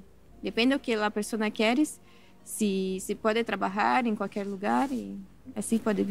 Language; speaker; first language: Spanish; non-native, learner; Portuguese